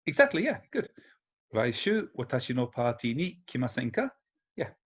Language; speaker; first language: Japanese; non-native, fluent; English